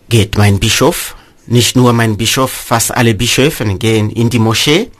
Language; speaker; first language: German; non-native, fluent; Mossi